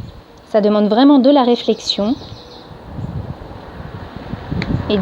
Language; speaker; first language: French; native; French